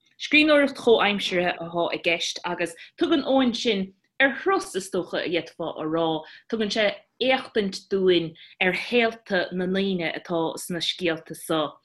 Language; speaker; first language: Irish; non-native, local second language; English